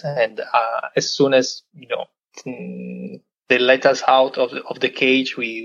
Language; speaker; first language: English; non-native, fluent; Italian